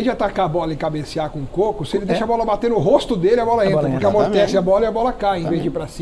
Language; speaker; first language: Portuguese; native; Portuguese